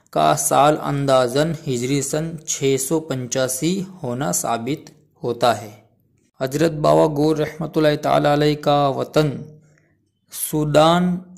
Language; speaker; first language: Urdu; non-native, local second language; Gujarati